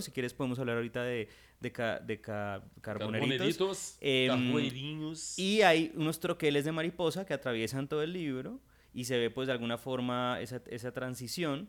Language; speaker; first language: Spanish; native; Spanish